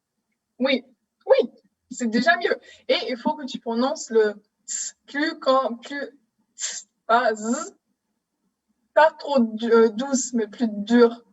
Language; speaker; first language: French; non-native, fluent; German